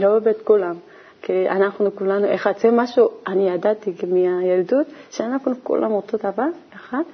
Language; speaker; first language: Hebrew; non-native, learner; Korean